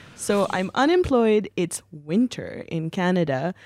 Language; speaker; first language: English; native; English